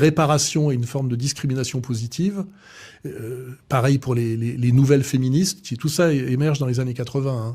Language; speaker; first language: French; native; French